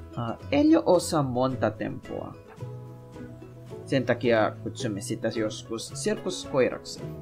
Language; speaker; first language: Finnish; non-native, learner; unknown